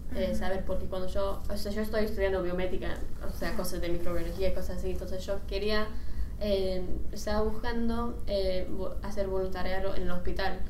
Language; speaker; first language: Spanish; non-native, fluent; English